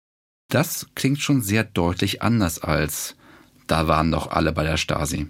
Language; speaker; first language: German; native; German